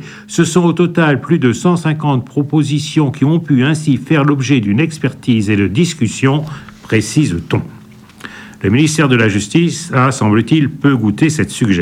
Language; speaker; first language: French; native; French